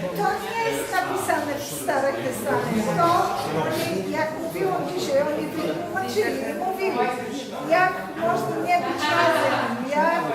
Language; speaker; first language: Polish; non-native, fluent; Hebrew